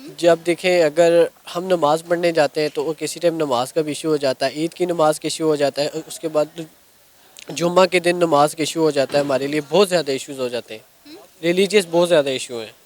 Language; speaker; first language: Urdu; non-native, local second language; Kashmiri